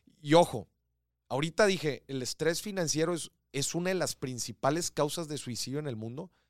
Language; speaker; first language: Spanish; native; Spanish